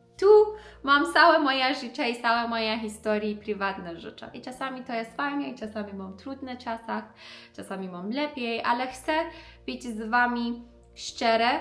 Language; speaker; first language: Polish; non-native, learner; Persian